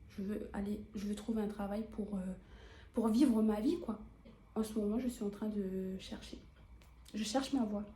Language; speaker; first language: French; native; French